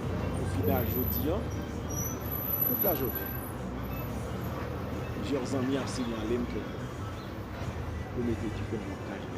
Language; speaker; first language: French; non-native, local second language; Haitian Creole